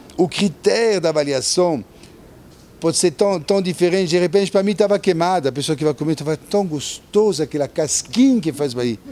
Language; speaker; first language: Portuguese; non-native, fluent; French